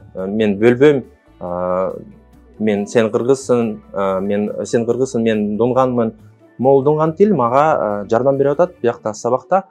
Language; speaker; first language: Kyrgyz; non-native, local second language; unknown